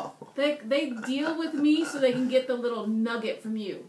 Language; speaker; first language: English; native; English